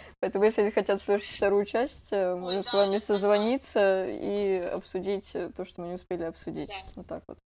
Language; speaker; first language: Russian; native; Russian